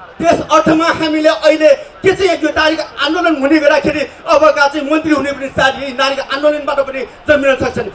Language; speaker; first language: Nepali; non-native, local second language; Newari